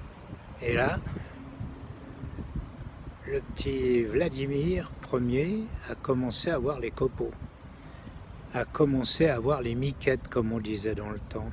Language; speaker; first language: French; native; French